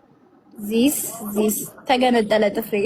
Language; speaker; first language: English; non-native, learner; Amharic